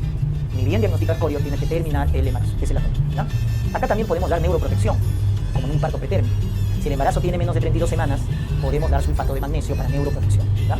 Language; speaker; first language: Spanish; native; Spanish